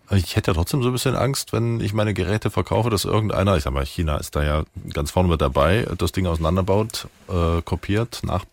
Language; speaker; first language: German; native; German